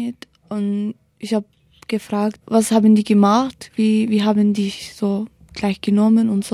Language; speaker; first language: German; non-native, learner; Kurdish